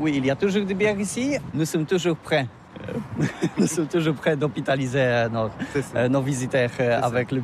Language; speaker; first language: French; non-native, learner; Polish